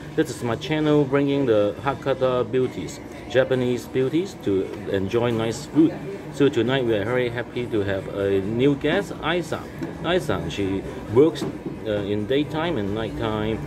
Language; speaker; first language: English; non-native, local second language; Cantonese